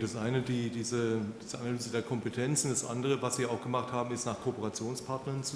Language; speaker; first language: German; native; German